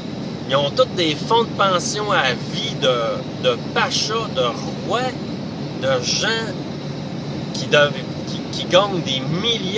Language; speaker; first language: French; native; French